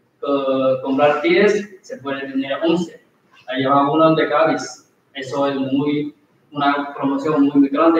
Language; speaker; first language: Spanish; non-native, learner; Chinese